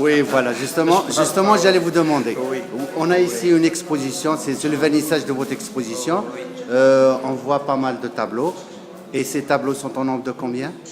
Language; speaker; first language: French; non-native, local second language; Arabic